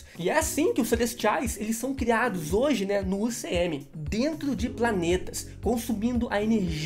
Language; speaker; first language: Portuguese; native; Portuguese